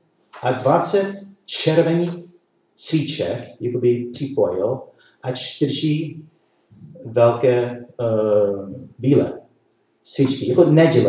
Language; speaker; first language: Czech; non-native, learner; English